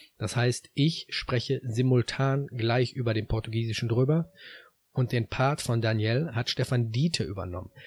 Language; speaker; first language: German; native; German